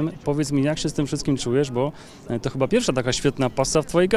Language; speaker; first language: Polish; native; Polish